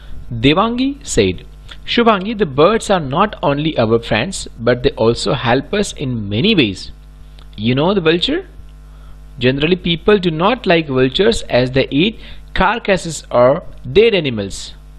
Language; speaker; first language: English; non-native, local second language; Gujarati